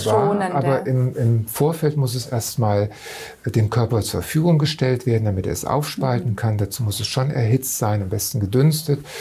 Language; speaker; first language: German; native; German